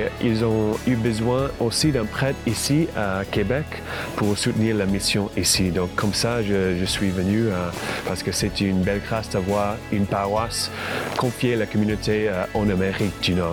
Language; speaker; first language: French; non-native, fluent; English